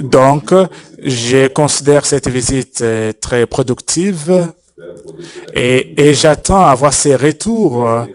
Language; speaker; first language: French; non-native, fluent; Portuguese